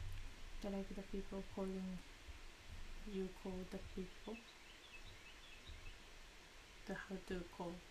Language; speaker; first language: English; non-native, learner; Japanese